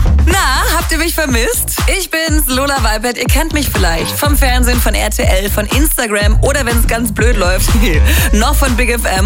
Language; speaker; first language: German; native; German